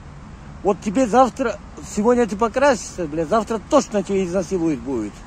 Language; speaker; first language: Russian; non-native, learner; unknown